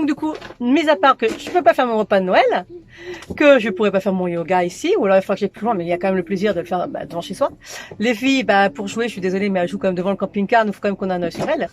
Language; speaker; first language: French; native; French